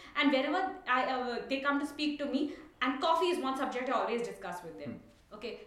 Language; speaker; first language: English; non-native, local second language; Tulu